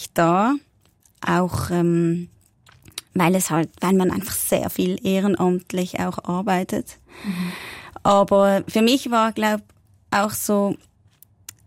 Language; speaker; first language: German; native; German